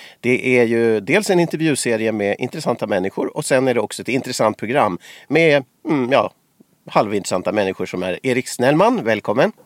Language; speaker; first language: Swedish; native; Swedish